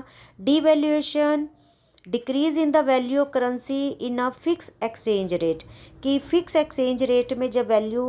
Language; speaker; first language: Hindi; non-native, local second language; Punjabi